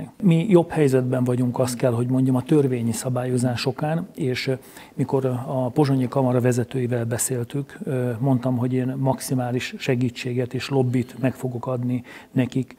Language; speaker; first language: Hungarian; native; Hungarian